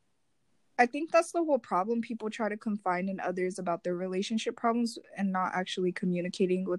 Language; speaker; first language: English; non-native, fluent; Korean